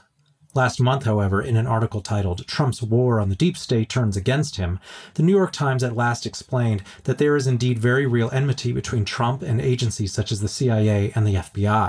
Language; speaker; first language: English; native; English